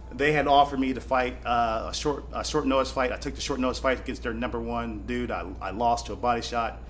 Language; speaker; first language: English; native; English